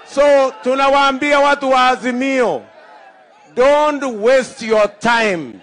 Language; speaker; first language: English; non-native, local second language; Kalenjin